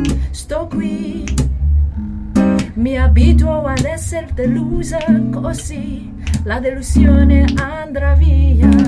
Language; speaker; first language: Italian; non-native, fluent; Chinese